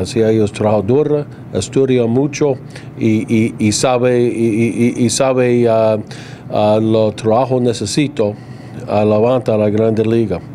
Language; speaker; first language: Spanish; non-native, learner; English